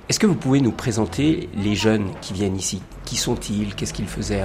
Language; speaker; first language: French; native; French